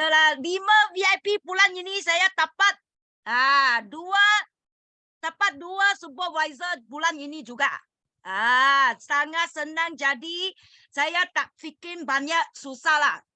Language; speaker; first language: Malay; non-native, learner; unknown